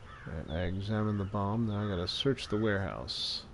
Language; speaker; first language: English; native; English